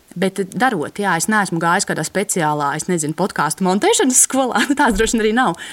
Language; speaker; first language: Latvian; native; Latvian